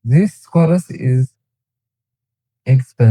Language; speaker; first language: English; non-native, learner; Tigrinya